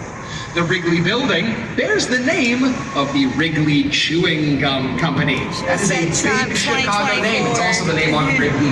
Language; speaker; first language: English; native; English